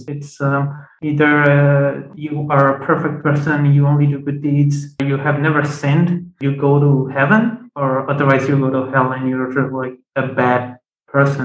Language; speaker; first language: English; non-native, fluent; Punjabi